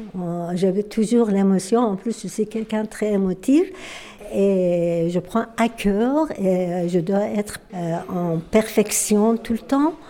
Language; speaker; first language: French; non-native, fluent; Persian